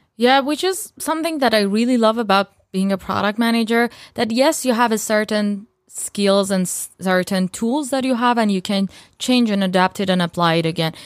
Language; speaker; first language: English; non-native, fluent; Persian